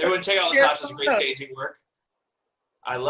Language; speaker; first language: English; native; English